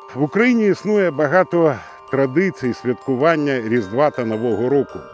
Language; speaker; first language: Ukrainian; native; Ukrainian